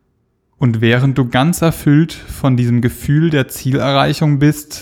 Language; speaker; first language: German; native; German